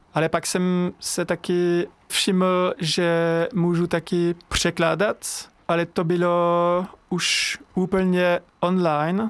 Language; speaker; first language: Czech; non-native, learner; French